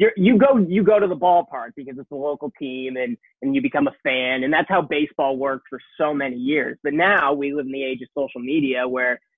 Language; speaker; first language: English; native; English